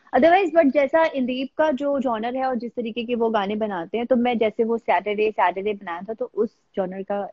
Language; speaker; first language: Hindi; native; Hindi